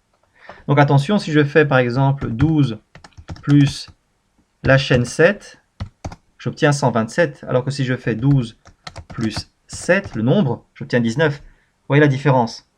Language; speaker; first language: French; native; French